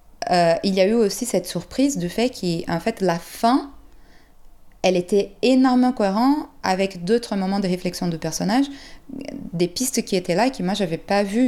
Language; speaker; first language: French; non-native, fluent; Portuguese